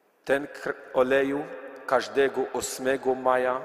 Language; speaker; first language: Polish; non-native, learner; Arabic